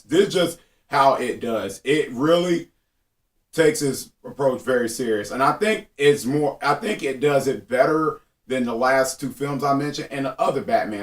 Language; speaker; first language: English; native; English